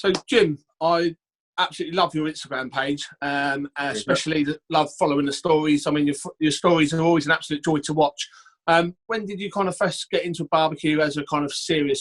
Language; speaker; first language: English; native; English